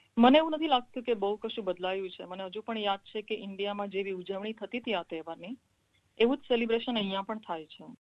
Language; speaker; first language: Gujarati; non-native, local second language; Sindhi